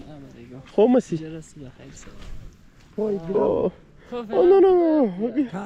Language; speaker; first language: Russian; non-native, learner; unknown